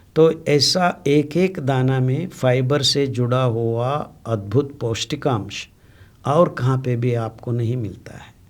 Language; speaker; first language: Hindi; non-native, local second language; Telugu